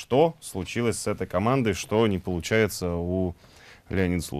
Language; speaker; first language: Russian; native; Russian